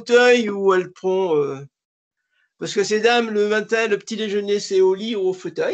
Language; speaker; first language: French; native; French